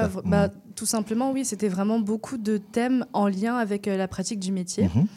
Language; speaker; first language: French; native; French